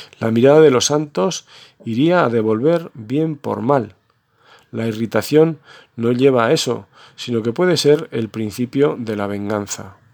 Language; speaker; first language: Spanish; native; Spanish